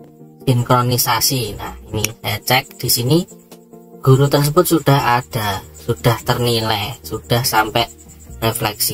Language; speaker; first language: Indonesian; native; Indonesian